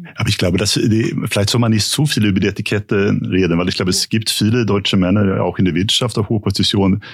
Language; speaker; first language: German; non-native, fluent; Swedish